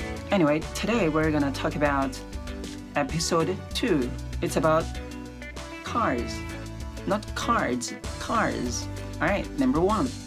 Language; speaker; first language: English; non-native, fluent; Chinese